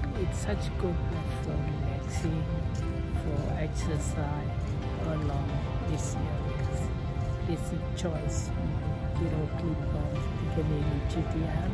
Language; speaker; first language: English; non-native, learner; Khmer